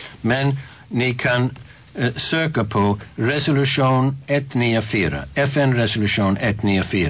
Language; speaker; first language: Swedish; non-native, fluent; English